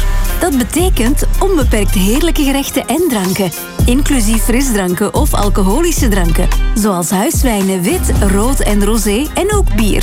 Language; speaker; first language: Dutch; native; Dutch